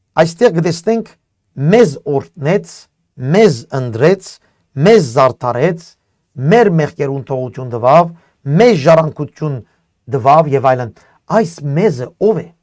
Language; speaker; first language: Armenian; native; Armenian